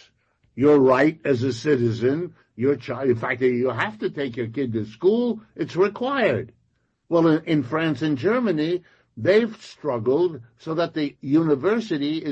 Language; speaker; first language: English; non-native, local second language; French